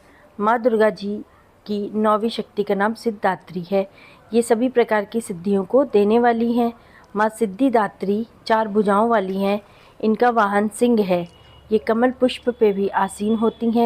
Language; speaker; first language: Hindi; native; Hindi